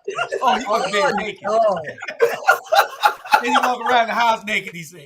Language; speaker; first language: English; native; English